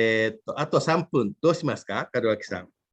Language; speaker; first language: Japanese; non-native, fluent; Indonesian